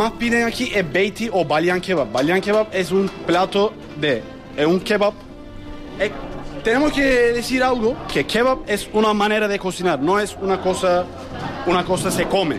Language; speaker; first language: Spanish; non-native, learner; Turkish